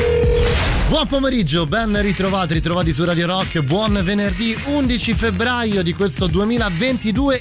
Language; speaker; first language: Italian; native; Italian